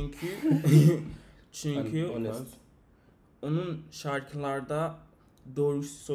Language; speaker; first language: Turkish; non-native, learner; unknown